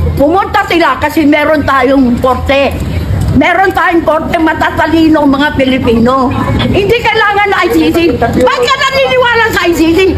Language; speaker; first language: Filipino; non-native, local second language; Iloko